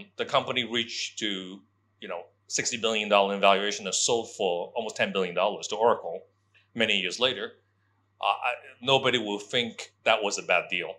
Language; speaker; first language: English; non-native, local second language; Cantonese